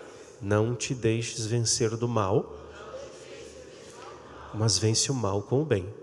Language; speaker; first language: Portuguese; native; Portuguese